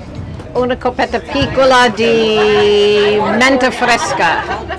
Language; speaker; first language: Italian; non-native, learner; English